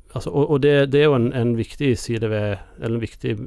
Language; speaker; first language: Norwegian; non-native, fluent; English